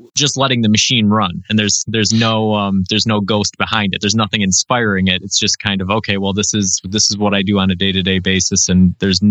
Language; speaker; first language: English; native; English